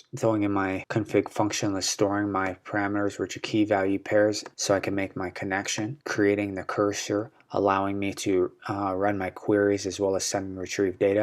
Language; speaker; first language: English; native; English